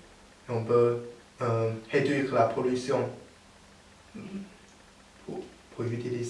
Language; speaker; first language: French; non-native, learner; Chinese